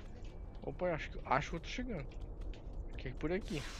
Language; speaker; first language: Portuguese; native; Portuguese